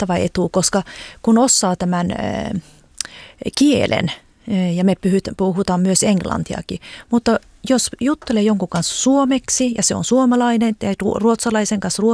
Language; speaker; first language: Finnish; early bilingual, heritage; Finnish